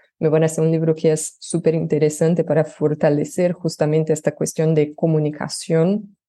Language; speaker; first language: Spanish; non-native, fluent; Portuguese